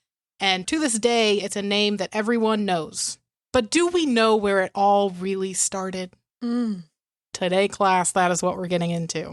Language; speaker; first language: English; native; English